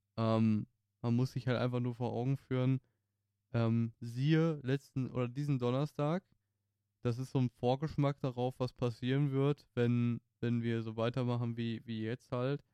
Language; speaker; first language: German; native; German